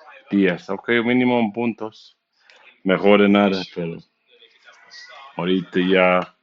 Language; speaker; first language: Spanish; non-native, learner; English